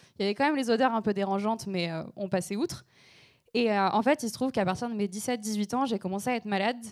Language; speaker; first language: French; native; French